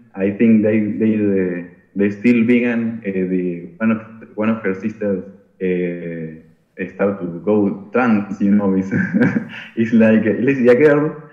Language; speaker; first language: English; non-native, learner; Spanish